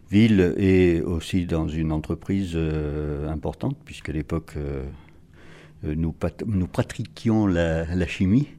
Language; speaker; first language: French; native; French